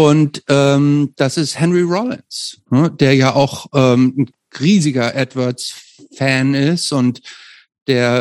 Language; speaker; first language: German; native; German